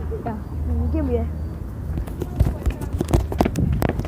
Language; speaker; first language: Spanish; native; Spanish